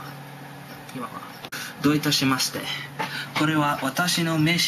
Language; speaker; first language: Japanese; non-native, learner; English